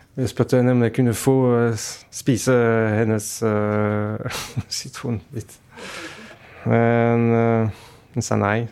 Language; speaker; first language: Norwegian; non-native, fluent; French